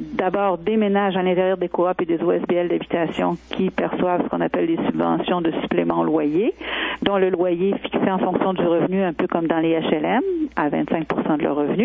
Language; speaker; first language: French; native; French